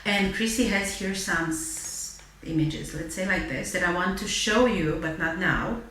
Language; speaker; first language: English; non-native, fluent; Romanian